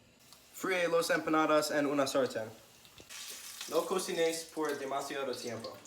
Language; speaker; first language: Spanish; non-native, learner; English